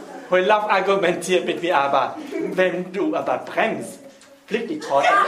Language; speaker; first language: German; non-native, fluent; Vietnamese